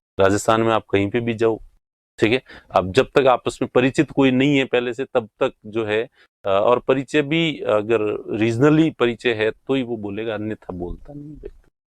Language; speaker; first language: Hindi; native; Hindi